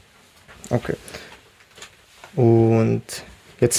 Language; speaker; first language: German; non-native, learner; Arabic